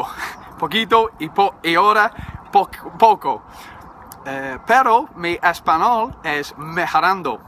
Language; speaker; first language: Spanish; non-native, learner; English